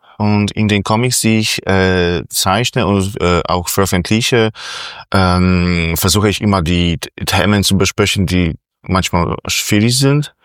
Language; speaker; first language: German; non-native, fluent; Polish